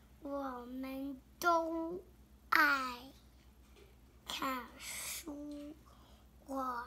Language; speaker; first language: Chinese; early bilingual, heritage; Chinese